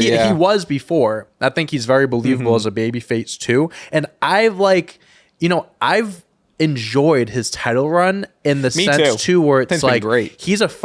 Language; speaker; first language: English; native; English